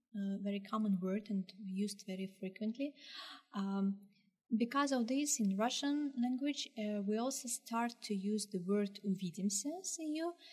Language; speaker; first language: English; non-native, fluent; Russian